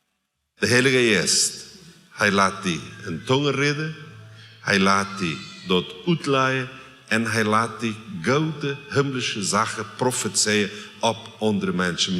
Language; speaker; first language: German; non-native, learner; Plautdietsch